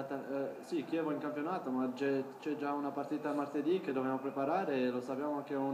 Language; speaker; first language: Italian; non-native, fluent; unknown